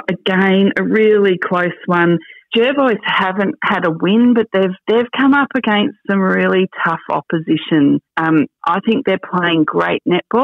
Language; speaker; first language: English; native; English